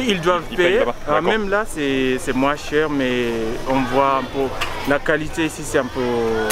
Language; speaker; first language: French; non-native, fluent; Luo (Kenya and Tanzania)